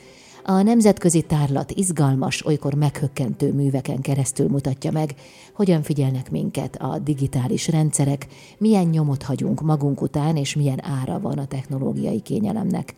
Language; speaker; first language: Hungarian; native; Hungarian